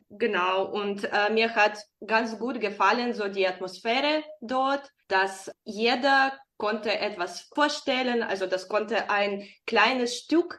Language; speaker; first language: German; non-native, fluent; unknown